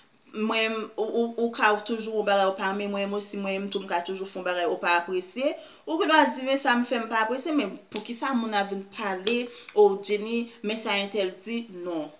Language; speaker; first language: French; non-native, local second language; Haitian Creole